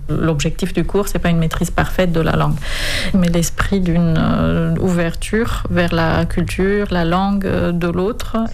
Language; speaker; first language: French; non-native, fluent; Romanian